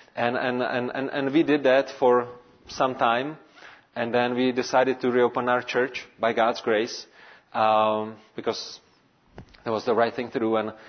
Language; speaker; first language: English; non-native, fluent; Czech